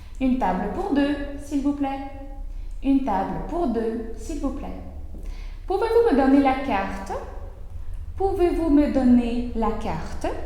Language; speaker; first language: French; non-native, fluent; Ukrainian